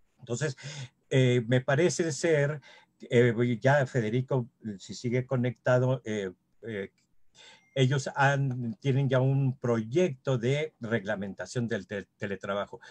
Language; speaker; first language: Spanish; native; Spanish